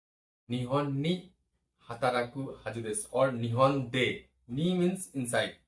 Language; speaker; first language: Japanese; non-native, fluent; Bangla